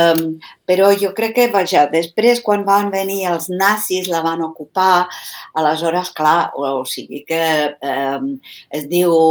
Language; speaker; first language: Catalan; non-native, fluent; Czech